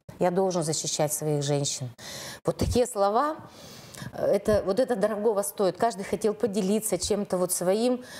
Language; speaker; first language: Russian; native; Russian